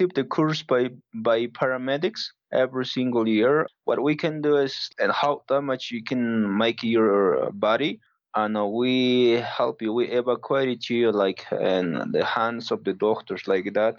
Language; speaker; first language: English; non-native, learner; Spanish